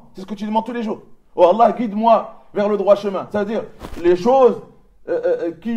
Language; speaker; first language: French; native; French